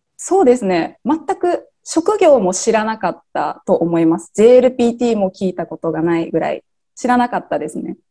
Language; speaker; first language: Japanese; native; Japanese